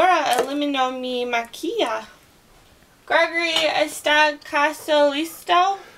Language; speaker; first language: Spanish; non-native, learner; English